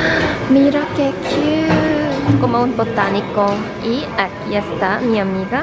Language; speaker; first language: Spanish; non-native, learner; Korean